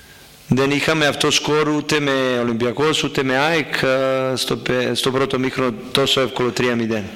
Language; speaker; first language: Greek; non-native, fluent; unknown